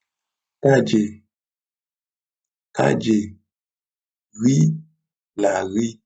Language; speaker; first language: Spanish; non-native, learner; Haitian Creole